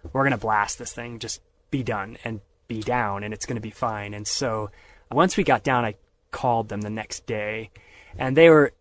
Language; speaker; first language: English; native; English